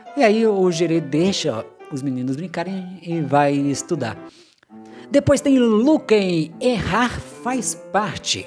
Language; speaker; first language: Portuguese; native; Portuguese